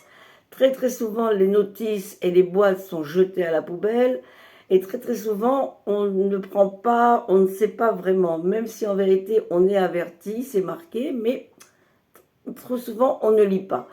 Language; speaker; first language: French; native; French